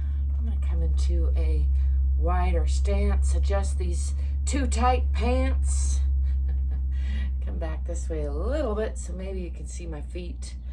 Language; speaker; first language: English; native; English